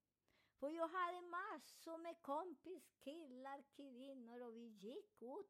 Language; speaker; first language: Swedish; non-native, fluent; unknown